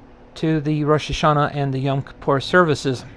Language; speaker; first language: English; native; English